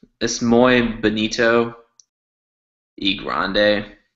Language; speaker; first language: Spanish; non-native, learner; English